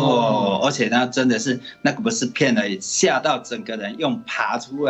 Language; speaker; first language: Chinese; native; Chinese